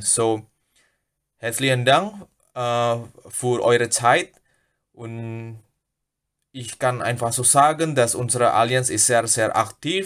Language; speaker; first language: German; non-native, learner; Indonesian